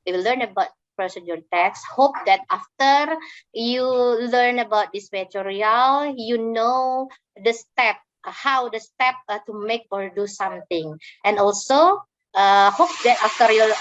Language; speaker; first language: English; non-native, fluent; Indonesian